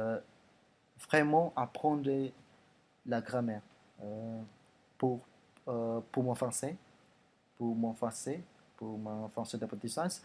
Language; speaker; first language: French; non-native, learner; Indonesian